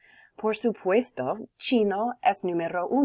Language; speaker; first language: Spanish; non-native, learner; English